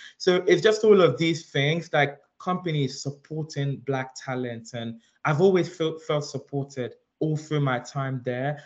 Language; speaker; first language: English; early bilingual, other home language; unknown